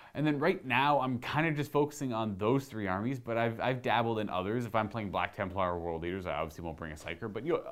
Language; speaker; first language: English; native; English